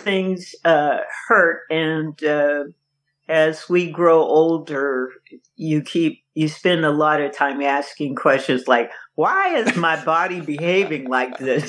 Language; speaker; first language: English; native; English